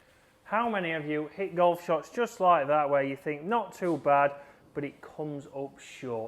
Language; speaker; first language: English; native; English